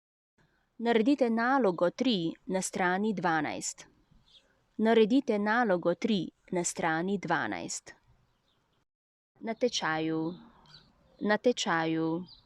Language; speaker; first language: Slovenian; non-native, learner; Chinese